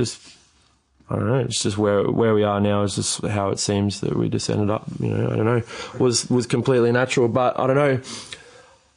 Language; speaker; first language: English; native; English